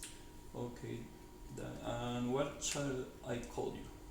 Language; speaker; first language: English; non-native, learner; Spanish